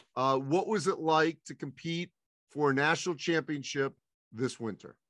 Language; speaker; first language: English; native; English